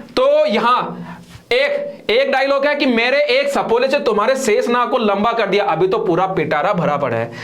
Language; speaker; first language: Hindi; native; Hindi